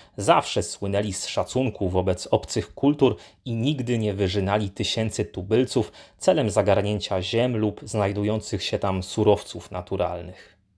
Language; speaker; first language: Polish; native; Polish